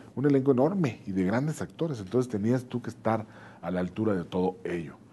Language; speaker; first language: Spanish; native; Spanish